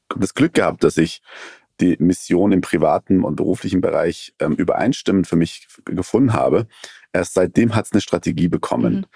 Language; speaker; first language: German; early bilingual, other home language; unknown